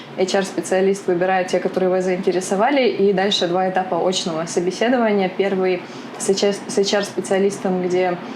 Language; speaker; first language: Russian; native; Russian